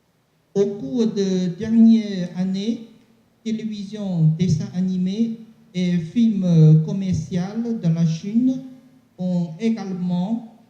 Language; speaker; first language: French; non-native, learner; Chinese